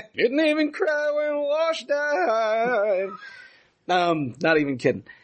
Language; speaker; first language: English; native; English